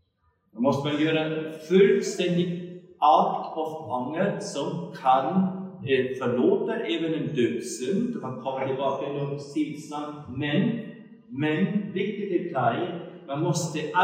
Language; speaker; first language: Swedish; non-native, fluent; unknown